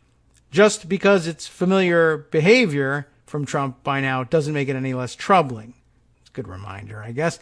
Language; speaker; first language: English; native; English